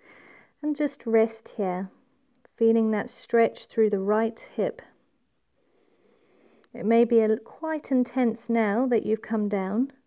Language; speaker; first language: English; native; English